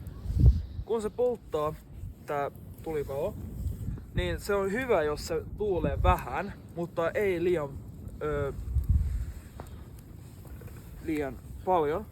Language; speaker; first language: Finnish; non-native, local second language; Swedish